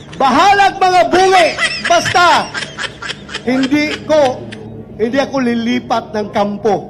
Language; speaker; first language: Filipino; non-native, local second language; Cebuano